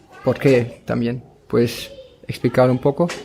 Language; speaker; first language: Spanish; non-native, fluent; German